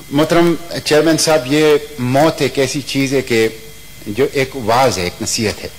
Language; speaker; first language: Urdu; non-native, local second language; Pashto